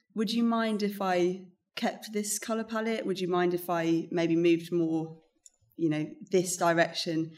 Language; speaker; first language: English; native; English